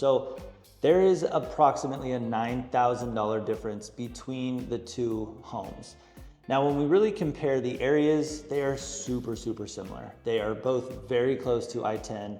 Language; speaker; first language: English; native; English